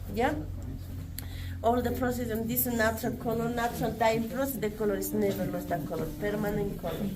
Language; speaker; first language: English; non-native, learner; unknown